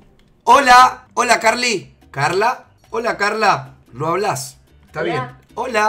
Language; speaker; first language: Spanish; native; Spanish